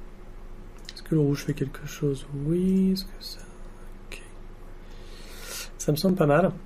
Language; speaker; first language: French; native; French